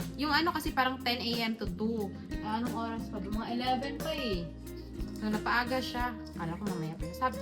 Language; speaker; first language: Filipino; non-native, local second language; Hiligaynon